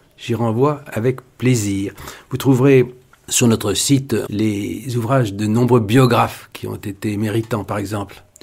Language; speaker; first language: French; native; French